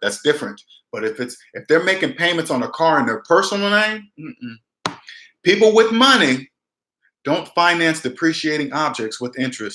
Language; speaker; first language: English; native; English